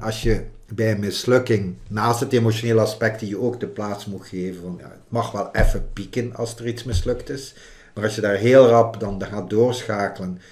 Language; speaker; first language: Dutch; native; Dutch